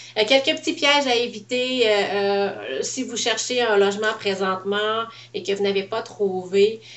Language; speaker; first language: French; native; French